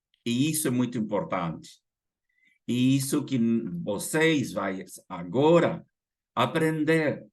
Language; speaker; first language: Portuguese; non-native, fluent; Spanish